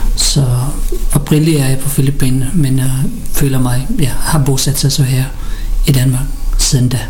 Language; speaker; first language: Danish; early bilingual, other home language; Filipino